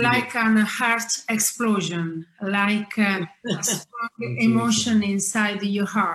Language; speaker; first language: English; non-native, fluent; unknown